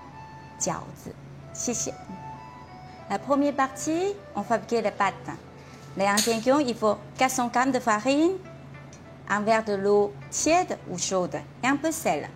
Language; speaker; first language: French; non-native, fluent; Chinese